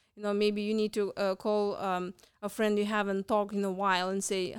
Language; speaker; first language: English; non-native, fluent; Lithuanian